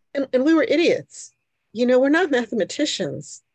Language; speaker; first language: English; early bilingual, other home language; Hungarian